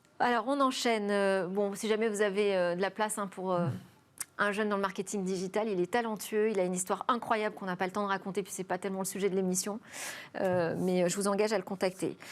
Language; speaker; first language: French; native; French